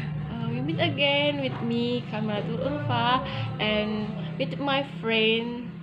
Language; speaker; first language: English; non-native, learner; Indonesian